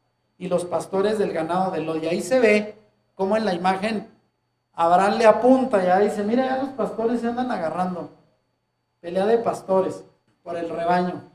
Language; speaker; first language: Spanish; native; Spanish